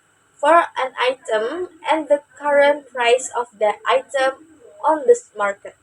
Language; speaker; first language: English; non-native, learner; Indonesian